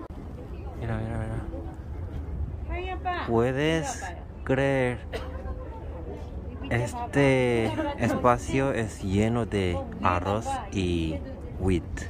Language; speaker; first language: Spanish; non-native, fluent; Korean